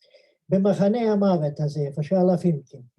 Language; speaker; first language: Hebrew; non-native, fluent; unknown